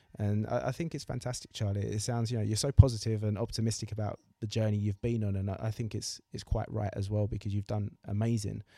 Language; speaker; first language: English; native; English